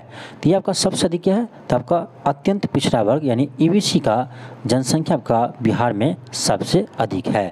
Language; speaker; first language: Hindi; native; Hindi